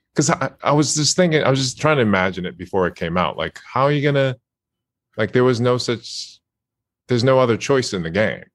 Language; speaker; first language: English; non-native, fluent; Japanese